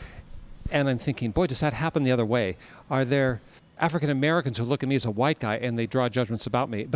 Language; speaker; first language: English; native; English